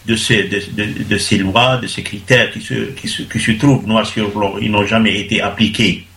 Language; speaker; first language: French; non-native, local second language; Arabic